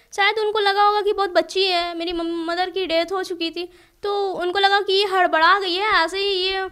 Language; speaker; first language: Hindi; native; Hindi